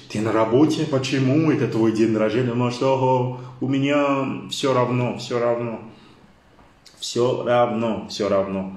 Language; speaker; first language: Russian; non-native, learner; French